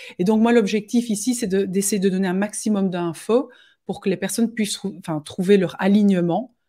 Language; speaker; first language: French; native; French